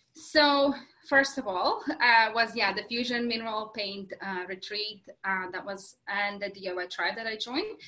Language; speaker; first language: English; non-native, fluent; Latvian